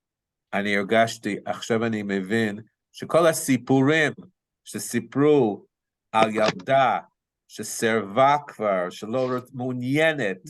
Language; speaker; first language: Hebrew; non-native, fluent; English